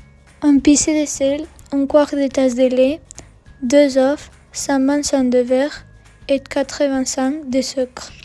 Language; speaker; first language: French; non-native, learner; English